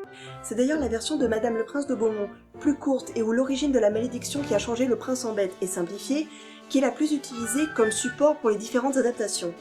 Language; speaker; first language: French; native; French